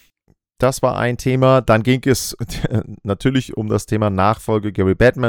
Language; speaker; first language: German; native; German